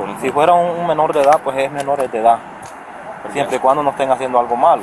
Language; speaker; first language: Spanish; native; Spanish